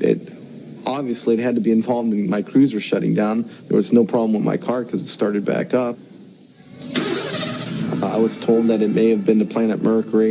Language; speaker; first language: English; native; English